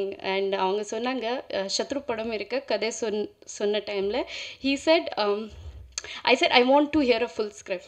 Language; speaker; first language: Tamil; non-native, learner; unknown